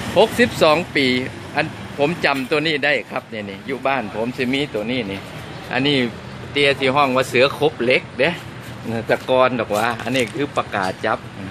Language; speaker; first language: Thai; native; Thai